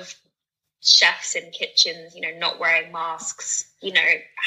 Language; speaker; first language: English; native; English